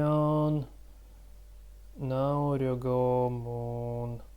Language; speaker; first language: Korean; non-native, learner; Russian